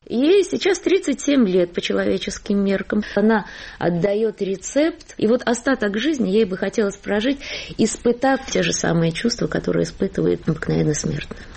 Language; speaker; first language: Russian; native; Russian